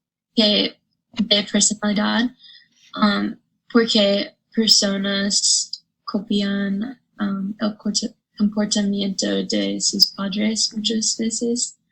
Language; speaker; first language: Spanish; non-native, learner; English